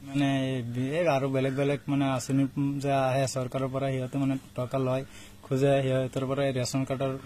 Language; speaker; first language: Assamese; non-native, local second language; Bangla